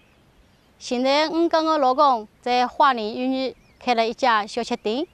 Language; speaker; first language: Chinese; native; Chinese